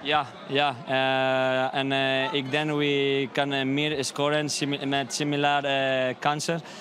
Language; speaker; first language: Dutch; non-native, learner; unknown